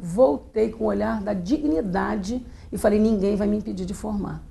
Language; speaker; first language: Portuguese; native; Portuguese